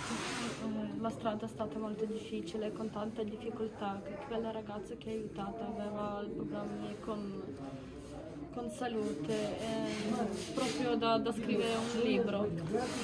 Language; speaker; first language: Italian; non-native, fluent; Ukrainian